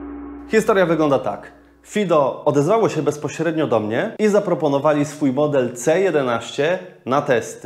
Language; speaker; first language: Polish; native; Polish